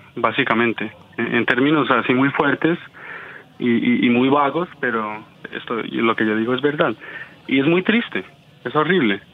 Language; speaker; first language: Spanish; early bilingual, heritage; Spanish